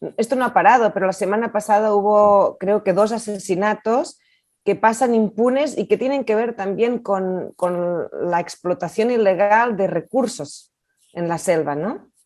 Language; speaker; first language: Spanish; non-native, local second language; Catalan